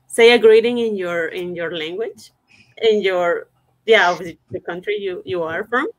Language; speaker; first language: English; non-native, fluent; Spanish